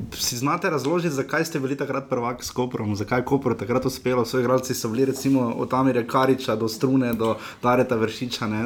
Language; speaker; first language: Slovenian; native; Slovenian